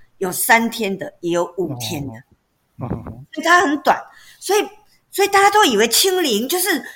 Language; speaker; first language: Chinese; native; Chinese